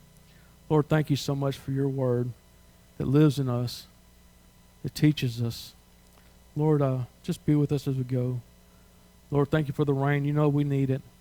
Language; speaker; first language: English; native; English